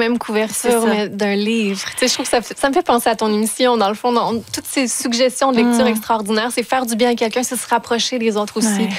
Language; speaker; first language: French; native; French